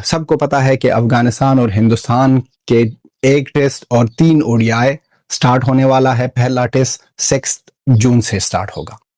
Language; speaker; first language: Hindi; non-native, fluent; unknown